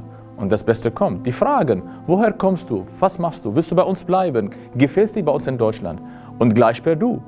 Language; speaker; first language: German; non-native, fluent; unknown